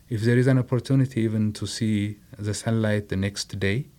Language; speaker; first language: English; non-native, fluent; Amharic